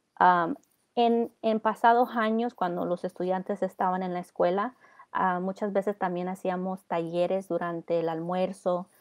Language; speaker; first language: Spanish; early bilingual, heritage; Spanish